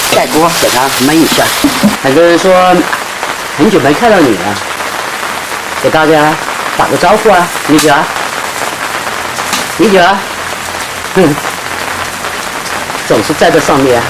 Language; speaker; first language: Chinese; native; Chinese